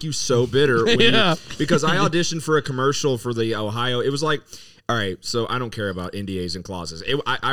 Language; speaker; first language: English; native; English